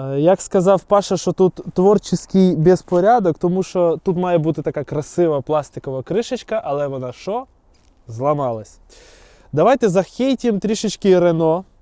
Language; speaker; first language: Ukrainian; non-native, local second language; Russian